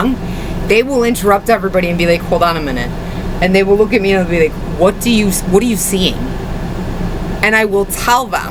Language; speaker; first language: English; native; English